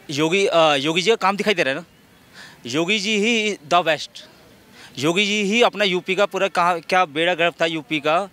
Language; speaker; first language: Hindi; native; Hindi